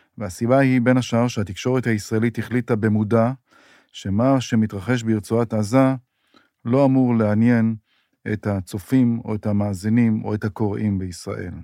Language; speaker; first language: Hebrew; native; Hebrew